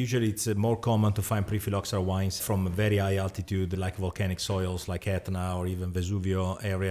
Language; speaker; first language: English; non-native, fluent; Italian